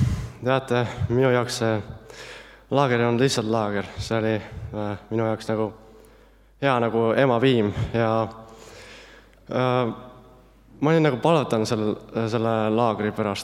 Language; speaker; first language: Estonian; non-native, learner; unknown